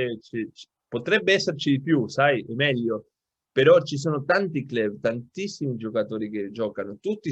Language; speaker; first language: Italian; non-native, local second language; Spanish